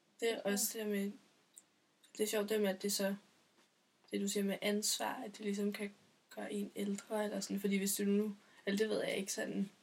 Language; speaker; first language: Danish; native; Danish